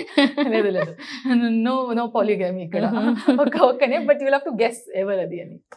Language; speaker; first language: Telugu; non-native, learner; Kannada